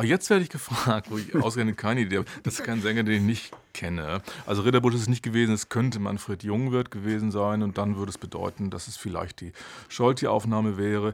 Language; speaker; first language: German; native; German